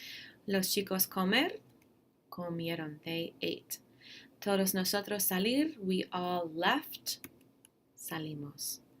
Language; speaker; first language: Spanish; non-native, fluent; English